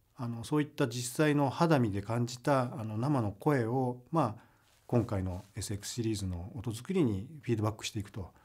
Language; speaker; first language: Japanese; native; Japanese